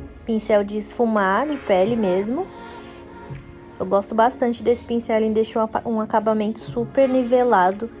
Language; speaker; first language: Portuguese; native; Portuguese